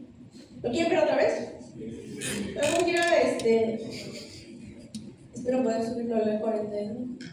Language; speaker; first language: Spanish; native; Spanish